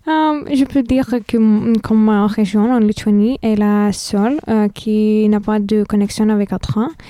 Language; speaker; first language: French; non-native, fluent; Lithuanian